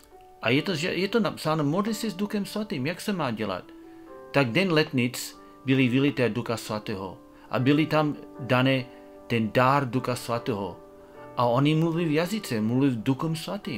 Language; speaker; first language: Czech; non-native, fluent; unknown